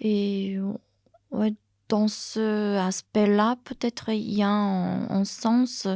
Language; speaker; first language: French; non-native, fluent; Korean